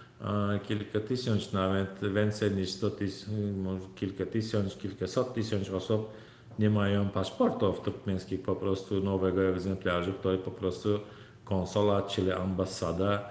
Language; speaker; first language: Polish; non-native, learner; Turkmen